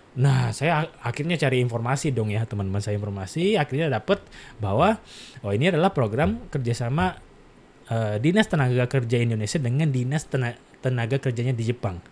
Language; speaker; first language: Indonesian; native; Indonesian